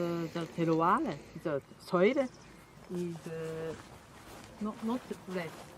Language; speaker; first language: English; non-native, learner; Japanese